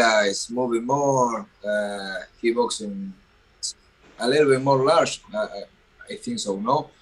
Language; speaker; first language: English; non-native, learner; Spanish